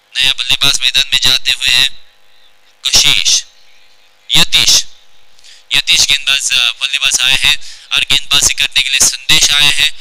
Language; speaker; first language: Hindi; non-native, local second language; Marathi